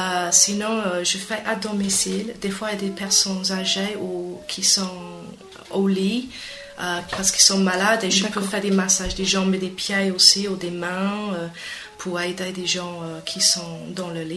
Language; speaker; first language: French; non-native, fluent; English